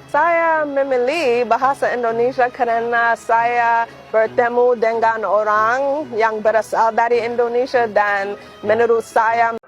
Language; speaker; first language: Indonesian; non-native, learner; English